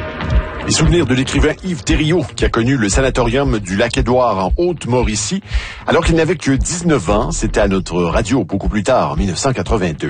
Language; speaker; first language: French; native; French